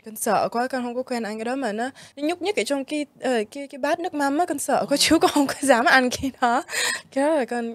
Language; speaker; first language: Vietnamese; early bilingual, other home language; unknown